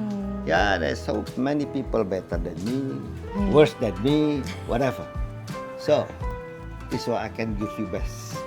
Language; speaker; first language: English; non-native, fluent; Indonesian